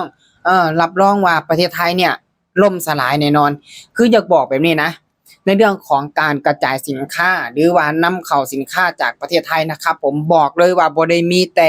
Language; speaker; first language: Thai; non-native, local second language; Lao